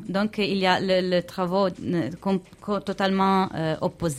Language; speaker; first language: French; non-native, fluent; Italian